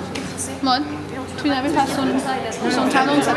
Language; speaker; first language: French; non-native, learner; English